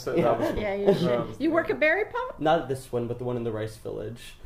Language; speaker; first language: English; native; English